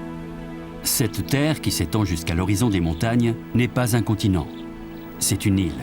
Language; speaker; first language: French; native; French